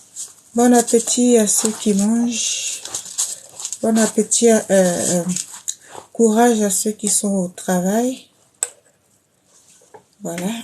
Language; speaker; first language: French; native; French